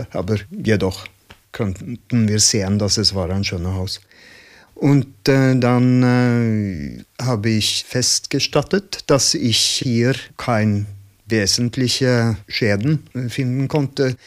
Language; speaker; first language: German; non-native, learner; Norwegian